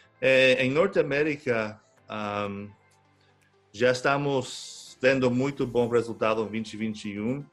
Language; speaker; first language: Portuguese; non-native, fluent; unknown